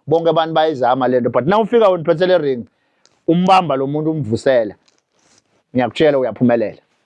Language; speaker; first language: Zulu; non-native, local second language; Swati